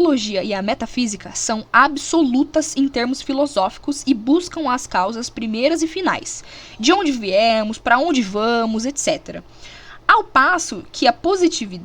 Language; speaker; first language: Portuguese; native; Portuguese